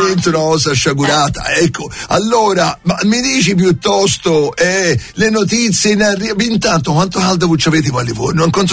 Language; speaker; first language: Italian; native; Italian